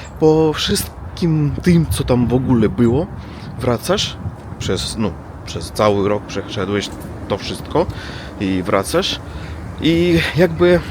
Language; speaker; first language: Polish; non-native, learner; Russian